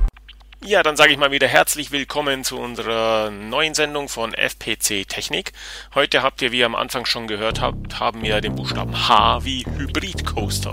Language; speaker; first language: German; native; German